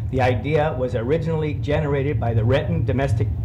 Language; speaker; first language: English; native; English